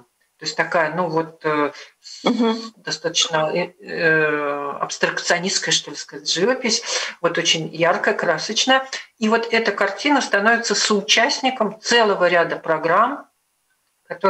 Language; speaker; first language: Russian; native; Russian